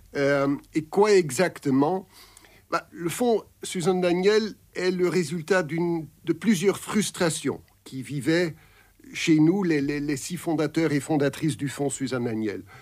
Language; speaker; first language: French; non-native, local second language; Dutch